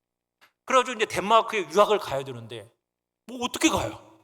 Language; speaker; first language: Korean; native; Korean